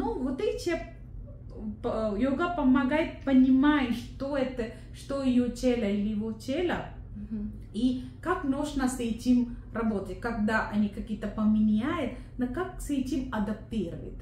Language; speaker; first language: Russian; non-native, learner; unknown